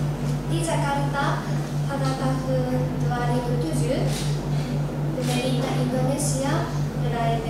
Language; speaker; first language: Indonesian; non-native, learner; Japanese